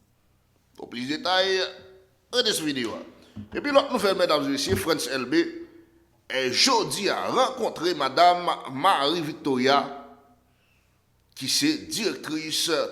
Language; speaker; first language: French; non-native, local second language; Haitian Creole